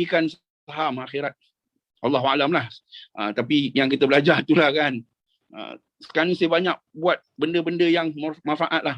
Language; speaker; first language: Indonesian; non-native, local second language; Malay